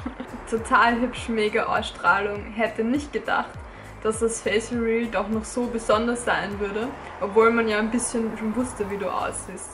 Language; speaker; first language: German; native; German